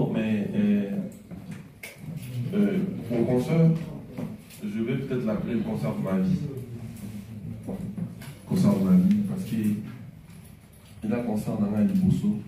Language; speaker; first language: French; non-native, local second language; Lingala